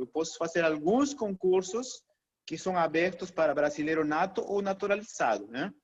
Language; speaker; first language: Portuguese; non-native, fluent; Spanish